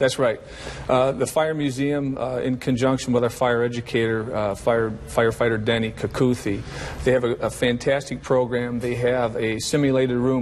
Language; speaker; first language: English; native; English